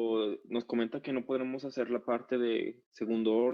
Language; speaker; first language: Spanish; native; Spanish